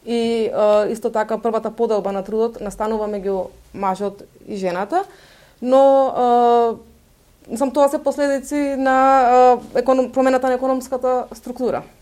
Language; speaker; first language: Macedonian; non-native, local second language; Turkish